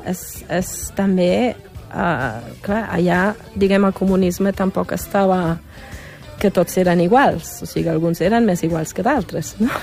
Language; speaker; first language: Catalan; non-native, fluent; German